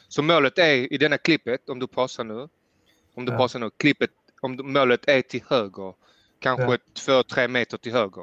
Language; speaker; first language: Swedish; early bilingual, heritage; Swedish